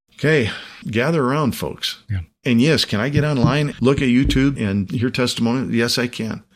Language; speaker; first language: English; native; English